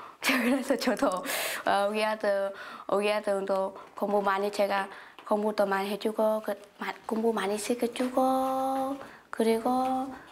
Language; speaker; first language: Korean; non-native, learner; Vietnamese